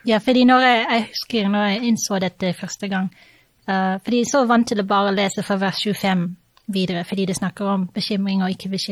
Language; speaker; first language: Norwegian; non-native, fluent; English